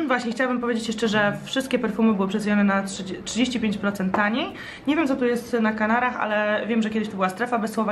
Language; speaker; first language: Polish; native; Polish